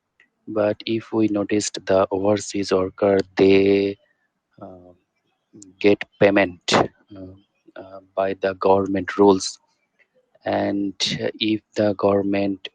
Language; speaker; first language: English; non-native, learner; Bangla